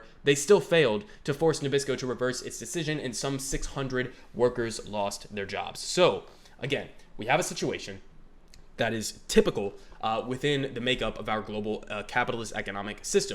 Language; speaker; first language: English; native; English